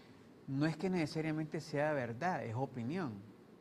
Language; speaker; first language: Spanish; native; Spanish